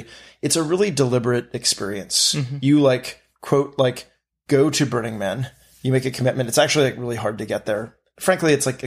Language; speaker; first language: English; native; English